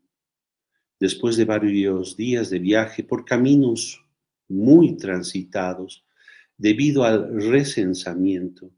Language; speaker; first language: Spanish; native; Spanish